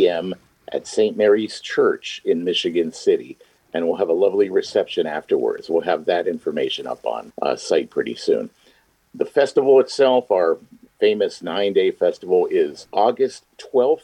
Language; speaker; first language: English; native; English